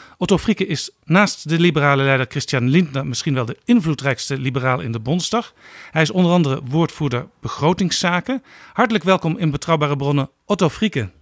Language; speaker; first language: Dutch; native; Dutch